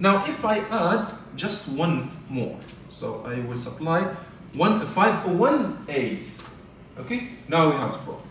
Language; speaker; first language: English; non-native, fluent; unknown